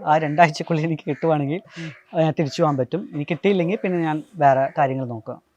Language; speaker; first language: Malayalam; non-native, local second language; Tamil